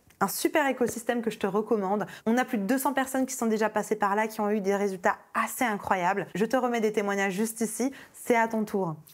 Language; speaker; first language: French; native; French